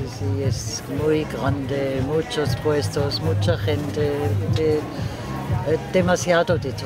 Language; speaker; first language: Spanish; non-native, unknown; German